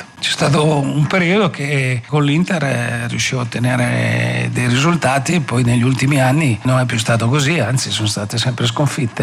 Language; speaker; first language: Italian; native; Italian